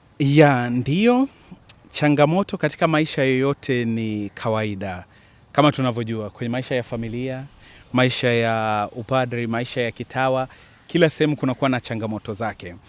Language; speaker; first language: Swahili; native; Swahili